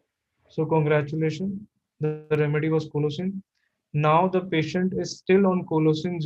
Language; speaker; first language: English; non-native, local second language; Hindi